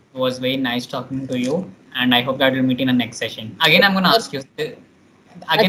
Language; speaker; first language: English; non-native, local second language; Hindi